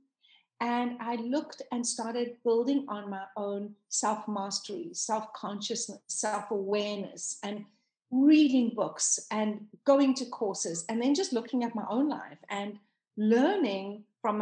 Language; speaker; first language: English; native; English